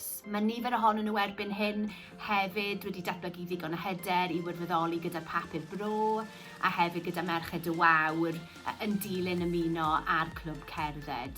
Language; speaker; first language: Welsh; native; Welsh